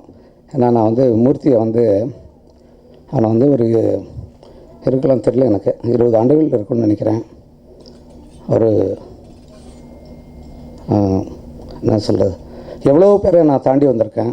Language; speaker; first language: Tamil; native; Tamil